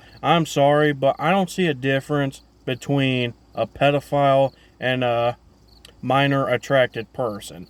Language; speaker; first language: English; native; English